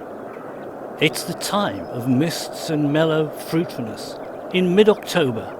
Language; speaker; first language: English; native; English